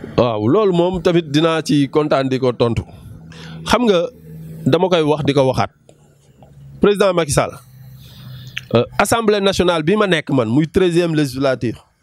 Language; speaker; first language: Wolof; native; Wolof